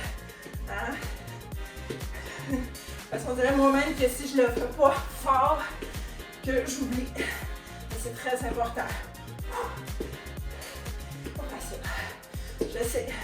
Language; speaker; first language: French; native; French